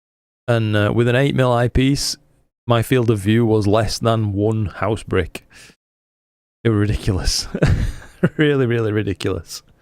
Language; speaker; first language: English; native; English